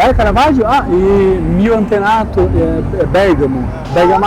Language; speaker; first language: Italian; non-native, learner; Portuguese